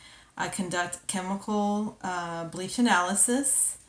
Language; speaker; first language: English; native; English